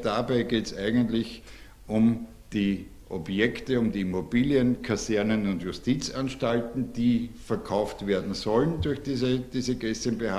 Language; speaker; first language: German; native; German